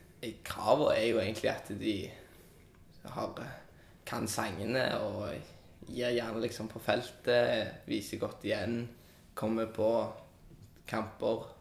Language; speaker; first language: Norwegian; native; Norwegian